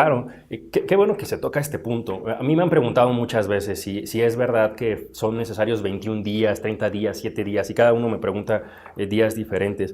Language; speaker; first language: Spanish; native; Spanish